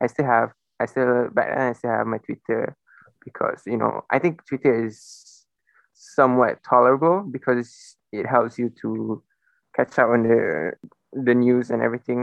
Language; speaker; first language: English; non-native, local second language; Malay